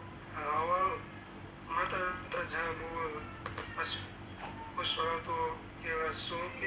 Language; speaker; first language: Arabic; non-native, learner; Indonesian